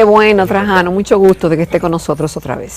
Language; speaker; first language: Spanish; native; Spanish